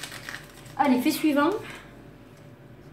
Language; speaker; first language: French; native; French